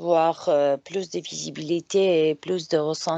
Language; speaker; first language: French; non-native, fluent; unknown